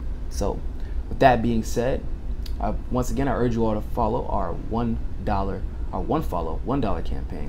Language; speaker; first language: English; native; English